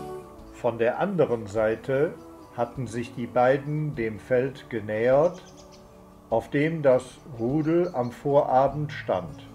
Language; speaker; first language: German; native; German